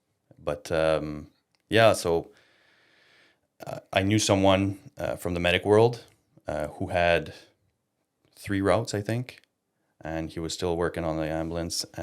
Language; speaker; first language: English; non-native, local second language; French